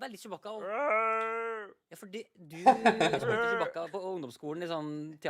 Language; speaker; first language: Norwegian; native; Norwegian